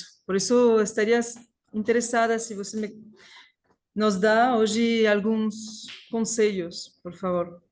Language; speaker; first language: Portuguese; non-native, learner; French